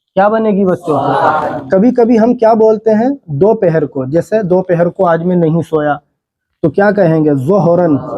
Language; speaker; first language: Urdu; native; Urdu